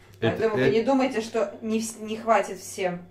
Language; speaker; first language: Russian; native; Russian